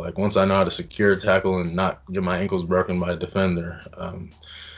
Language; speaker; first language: English; native; English